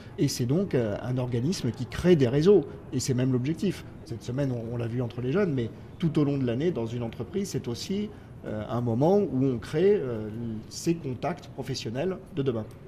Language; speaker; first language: French; native; French